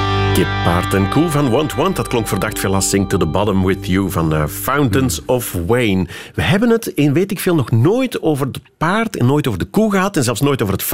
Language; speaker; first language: Dutch; native; Dutch